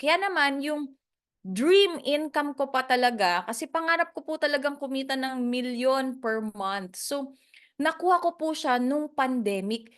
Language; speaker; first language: Filipino; non-native, local second language; Cebuano